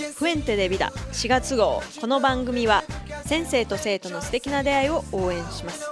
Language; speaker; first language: Japanese; native; Japanese